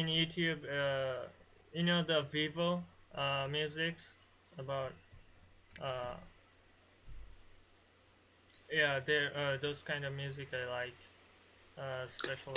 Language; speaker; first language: English; non-native, learner; Bangla